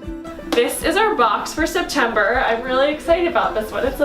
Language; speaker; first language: English; native; English